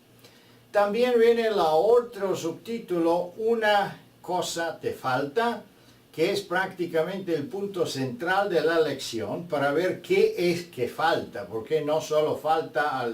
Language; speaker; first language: Spanish; non-native, fluent; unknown